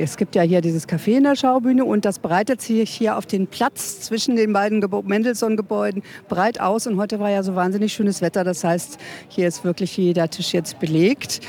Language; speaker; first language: German; native; German